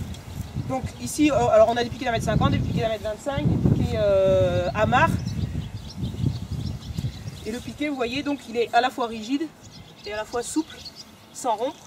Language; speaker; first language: French; native; French